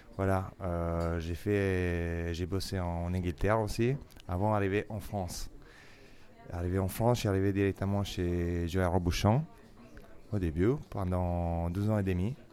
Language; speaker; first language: French; non-native, fluent; Italian